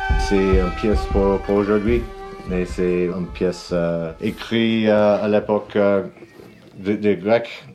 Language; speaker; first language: French; non-native, fluent; English